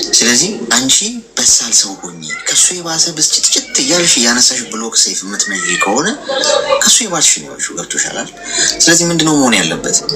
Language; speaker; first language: Amharic; native; Amharic